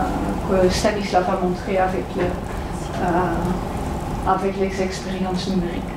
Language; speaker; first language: French; non-native, fluent; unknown